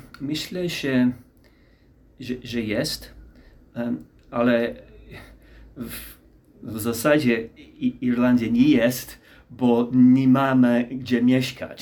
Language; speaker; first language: Polish; non-native, learner; English